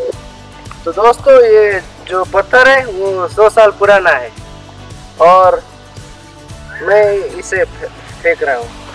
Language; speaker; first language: Hindi; non-native, learner; Bangla